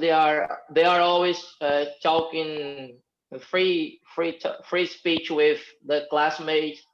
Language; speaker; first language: English; non-native, fluent; Portuguese